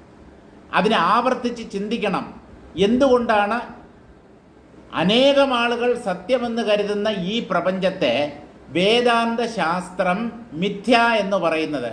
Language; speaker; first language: Malayalam; native; Malayalam